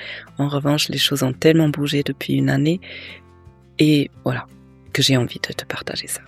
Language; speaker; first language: French; native; French